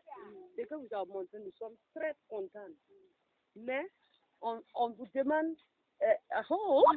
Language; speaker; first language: French; non-native, learner; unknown